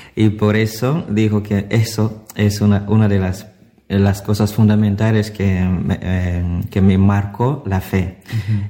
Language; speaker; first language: Spanish; non-native, fluent; Italian